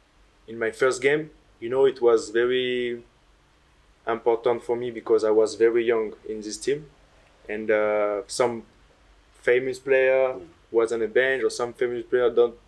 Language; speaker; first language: English; non-native, learner; French